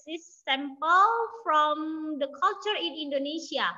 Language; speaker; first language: English; non-native, learner; Indonesian